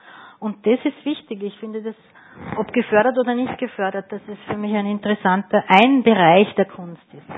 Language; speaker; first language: German; native; German